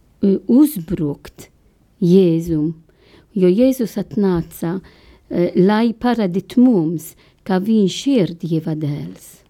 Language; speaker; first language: Latvian; non-native, learner; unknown